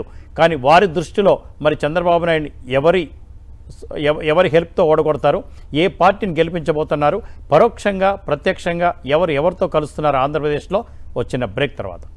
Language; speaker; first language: Telugu; native; Telugu